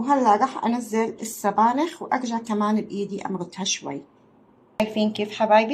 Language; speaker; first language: Arabic; native; Arabic